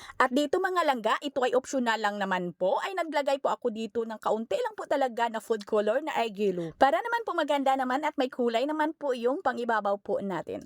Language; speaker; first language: Filipino; non-native, local second language; Cebuano